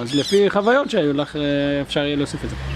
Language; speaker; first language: Hebrew; native; Hebrew